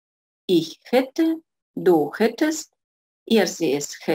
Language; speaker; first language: German; non-native, fluent; Russian